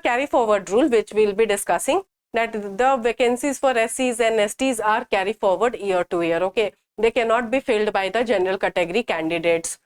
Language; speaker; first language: English; non-native, local second language; Hindi